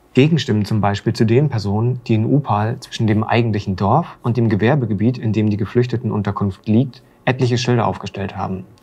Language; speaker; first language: German; native; German